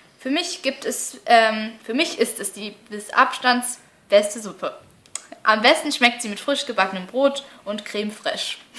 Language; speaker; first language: German; early bilingual, other home language; Russian